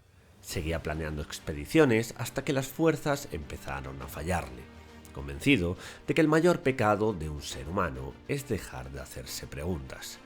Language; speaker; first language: Spanish; native; Spanish